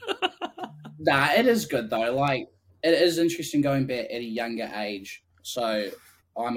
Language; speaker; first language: English; native; English